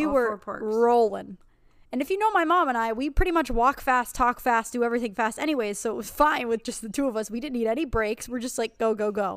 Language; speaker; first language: English; native; English